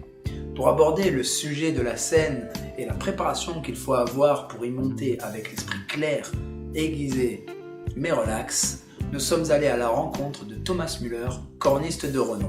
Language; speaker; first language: French; native; French